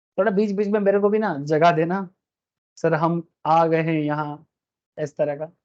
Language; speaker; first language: Hindi; non-native, local second language; Bangla